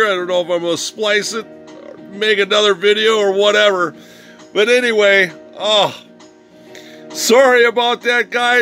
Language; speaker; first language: English; native; English